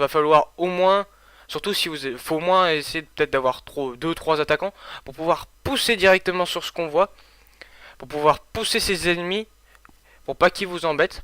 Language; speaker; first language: French; native; French